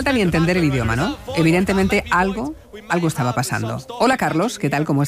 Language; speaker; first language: Spanish; native; Spanish